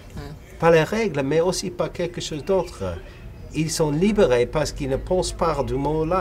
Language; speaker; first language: French; non-native, fluent; English